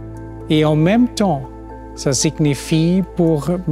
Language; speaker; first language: French; non-native, fluent; German